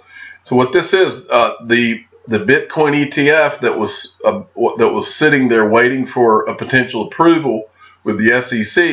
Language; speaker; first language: English; native; English